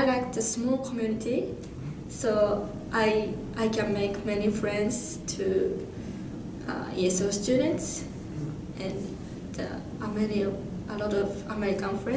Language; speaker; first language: English; non-native, learner; Japanese